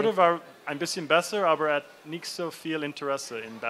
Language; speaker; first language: German; non-native, learner; English